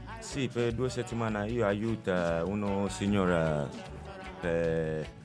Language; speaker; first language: Italian; non-native, learner; Akan